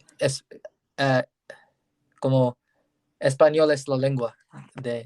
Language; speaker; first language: Spanish; non-native, learner; English